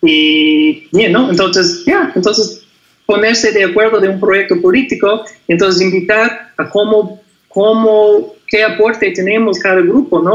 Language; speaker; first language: Spanish; non-native, fluent; English